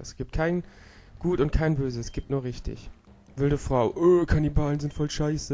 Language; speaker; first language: German; native; German